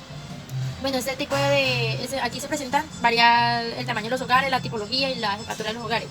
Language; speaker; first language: Spanish; native; Spanish